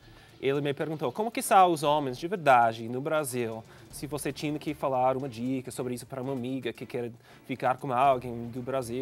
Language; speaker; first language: Portuguese; non-native, fluent; English